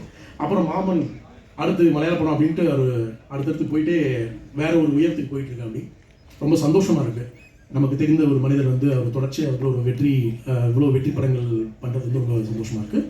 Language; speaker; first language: Tamil; native; Tamil